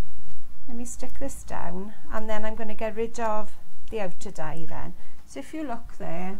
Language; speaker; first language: English; native; English